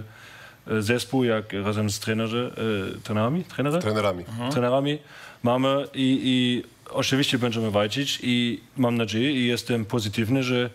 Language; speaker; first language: Polish; non-native, learner; German